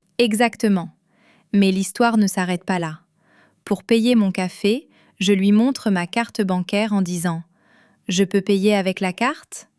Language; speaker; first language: French; non-native, fluent; English